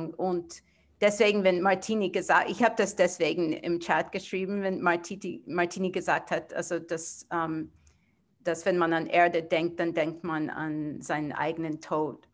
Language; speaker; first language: German; non-native, fluent; English